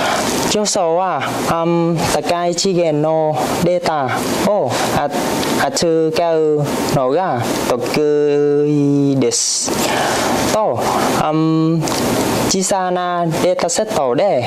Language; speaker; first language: Japanese; non-native, learner; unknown